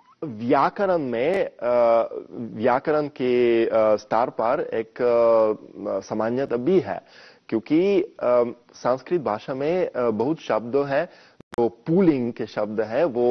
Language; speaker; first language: Hindi; non-native, fluent; Russian